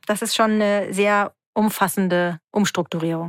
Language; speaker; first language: German; native; German